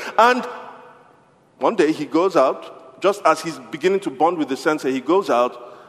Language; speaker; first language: English; non-native, local second language; Yoruba